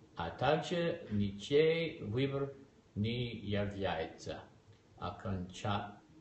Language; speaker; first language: Russian; non-native, learner; English